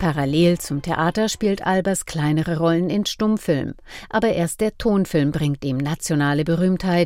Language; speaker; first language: German; native; German